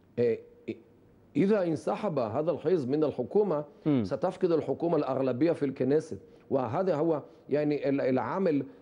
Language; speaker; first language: Arabic; non-native, fluent; Hebrew